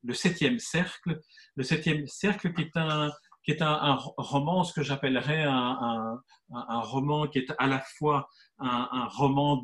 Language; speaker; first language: French; native; French